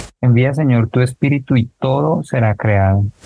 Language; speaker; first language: Spanish; native; Spanish